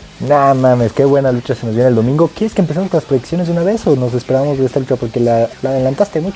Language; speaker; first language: Spanish; native; Spanish